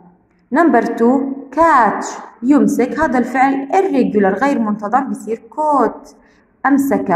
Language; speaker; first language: Arabic; native; Arabic